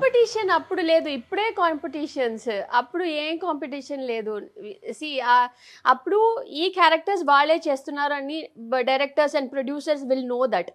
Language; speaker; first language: Telugu; non-native, local second language; Tamil